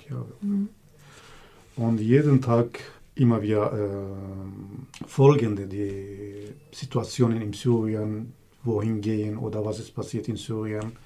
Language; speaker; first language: German; non-native, learner; Kurdish